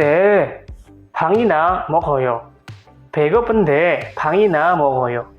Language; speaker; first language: Korean; non-native, fluent; Indonesian